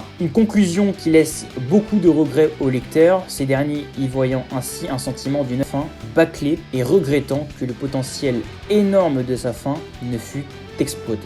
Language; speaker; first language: French; native; French